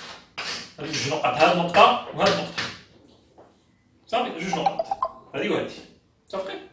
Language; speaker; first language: Arabic; native; Arabic